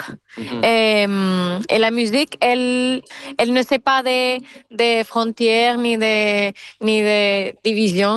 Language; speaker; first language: French; non-native, fluent; Spanish